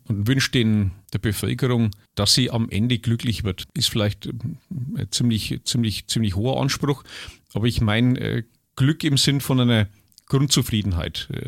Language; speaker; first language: German; native; German